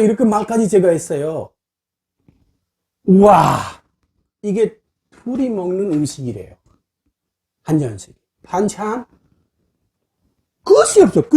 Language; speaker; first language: Korean; non-native, fluent; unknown